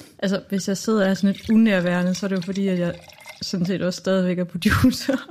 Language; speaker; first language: Danish; native; Danish